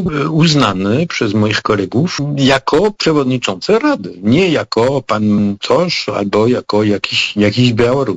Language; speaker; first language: Polish; non-native, fluent; French